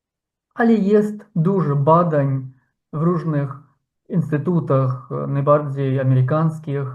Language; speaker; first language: Polish; non-native, fluent; Ukrainian